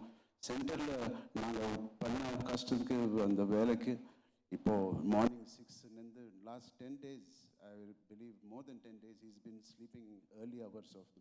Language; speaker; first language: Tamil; non-native, learner; Telugu